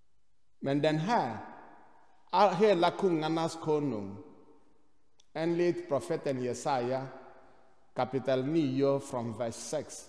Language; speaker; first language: Swedish; non-native, fluent; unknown